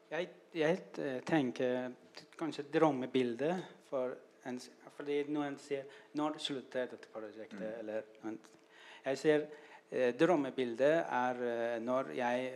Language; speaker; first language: Norwegian; non-native, learner; Persian